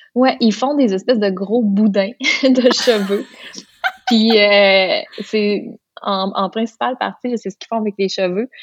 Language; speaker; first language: French; native; French